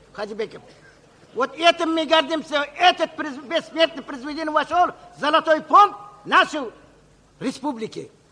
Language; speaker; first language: Russian; non-native, local second language; Uzbek